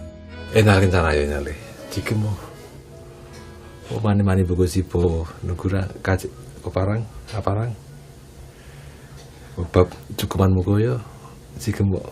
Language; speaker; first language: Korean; non-native, learner; Indonesian